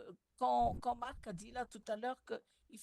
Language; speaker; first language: French; non-native, local second language; Malagasy